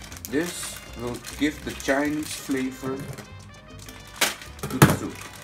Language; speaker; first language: English; non-native, fluent; Dutch